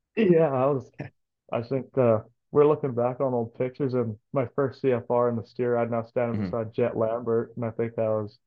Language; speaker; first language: English; native; English